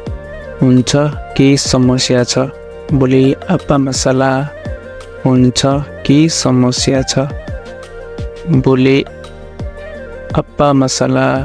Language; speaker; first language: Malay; non-native, fluent; Nepali